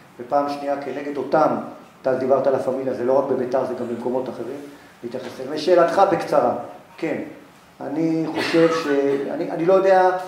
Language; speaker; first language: Hebrew; non-native, local second language; Arabic